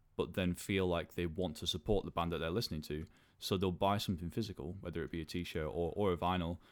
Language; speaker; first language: English; native; English